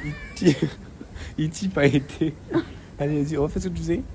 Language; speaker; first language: French; native; French